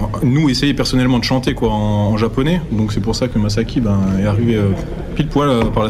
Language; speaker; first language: French; native; French